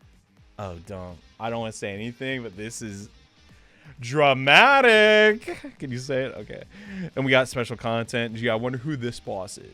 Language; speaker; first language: English; native; English